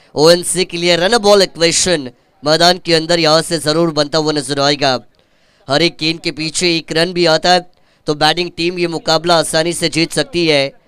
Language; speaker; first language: Hindi; non-native, local second language; Marathi